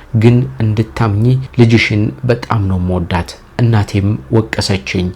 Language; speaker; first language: Amharic; native; Amharic